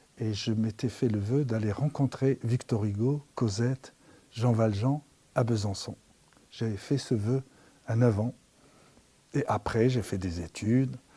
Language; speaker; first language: French; non-native, local second language; Arabic